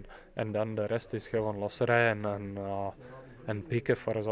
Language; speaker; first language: Dutch; non-native, fluent; Czech